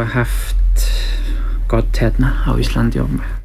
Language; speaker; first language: Icelandic; non-native, fluent; German